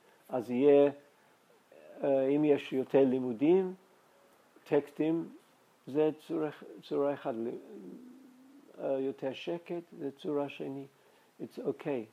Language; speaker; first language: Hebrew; non-native, fluent; English